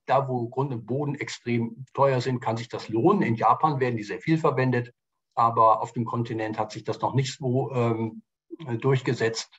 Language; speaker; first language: German; native; German